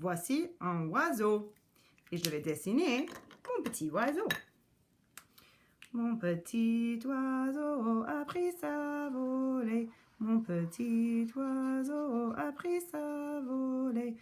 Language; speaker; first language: French; non-native, local second language; English